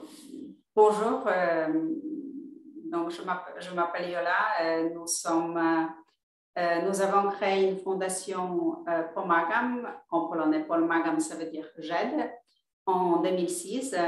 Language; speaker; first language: French; non-native, fluent; Polish